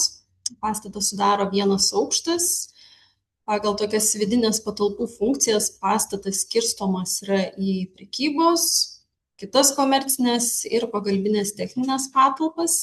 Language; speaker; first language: Lithuanian; native; Lithuanian